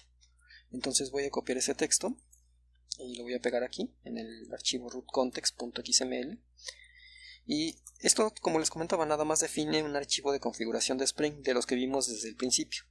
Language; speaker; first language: Spanish; native; Spanish